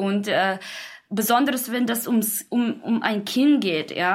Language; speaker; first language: German; non-native, fluent; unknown